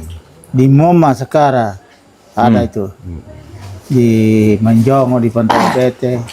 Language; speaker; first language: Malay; non-native, local second language; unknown